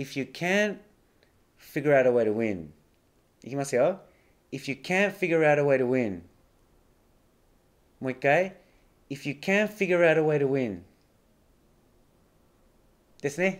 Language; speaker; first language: English; native; English